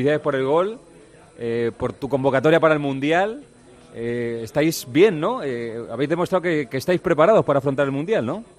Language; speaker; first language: Spanish; native; Spanish